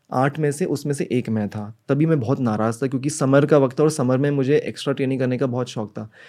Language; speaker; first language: Hindi; native; Hindi